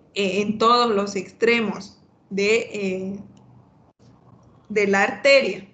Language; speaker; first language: Spanish; native; Spanish